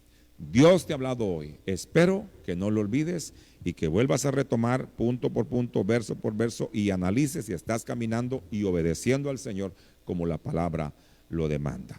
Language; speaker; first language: Spanish; native; Spanish